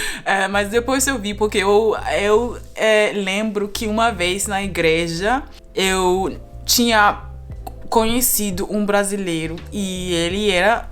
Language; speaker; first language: Portuguese; non-native, fluent; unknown